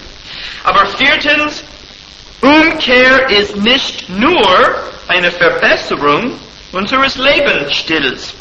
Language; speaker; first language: German; non-native, fluent; English